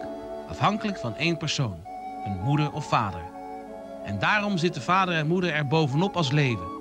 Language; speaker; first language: Dutch; native; Dutch